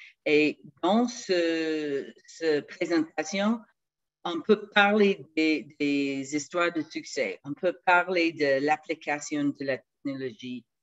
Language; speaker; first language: French; non-native, fluent; English